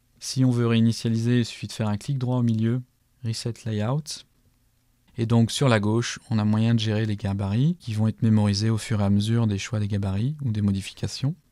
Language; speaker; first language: French; native; French